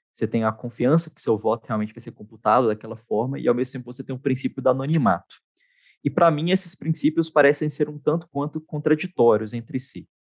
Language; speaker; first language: Portuguese; native; Portuguese